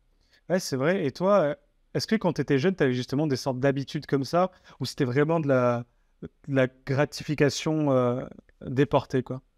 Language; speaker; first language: French; native; French